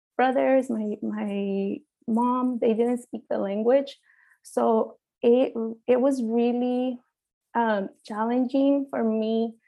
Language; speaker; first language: English; early bilingual, other home language; Spanish